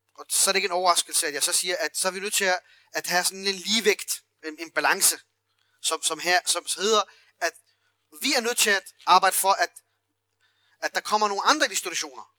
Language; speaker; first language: Danish; early bilingual, other home language; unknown